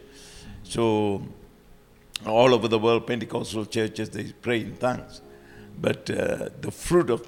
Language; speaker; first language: English; non-native, local second language; Tamil